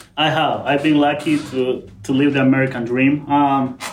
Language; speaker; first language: English; non-native, fluent; Spanish